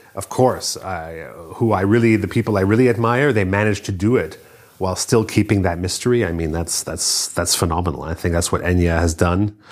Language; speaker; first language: English; native; English